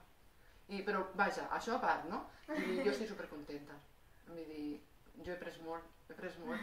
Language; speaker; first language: Catalan; native; Catalan